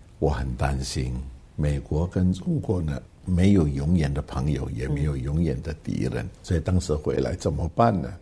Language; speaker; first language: Chinese; early bilingual, heritage; Hakka Chinese